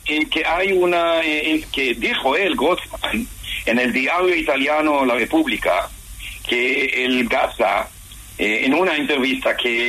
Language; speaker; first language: Spanish; non-native, fluent; Hebrew